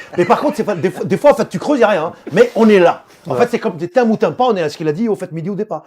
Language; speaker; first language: French; non-native, local second language; Arabic